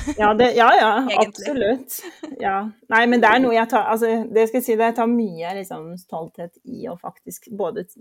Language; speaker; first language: Norwegian; early bilingual, heritage; Norwegian